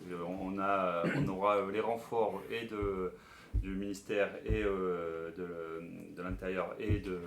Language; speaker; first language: French; native; French